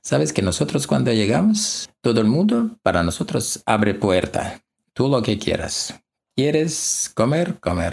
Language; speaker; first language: Spanish; non-native, learner; Russian